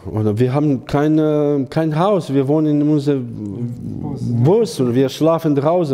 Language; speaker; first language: German; non-native, learner; Croatian